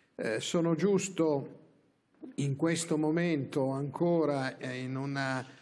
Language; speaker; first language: Italian; native; Italian